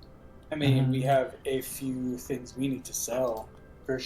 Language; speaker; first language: English; native; English